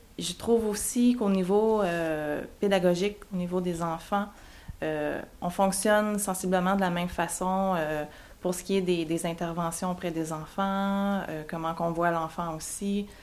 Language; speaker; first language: French; native; French